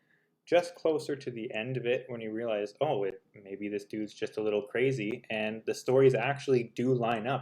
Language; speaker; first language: English; native; English